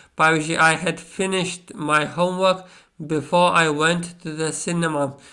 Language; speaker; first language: English; non-native, fluent; Lithuanian